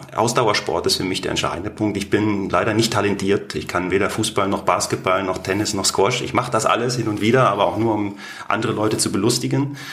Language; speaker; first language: German; native; German